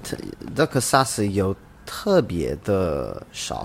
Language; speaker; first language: Chinese; non-native, learner; English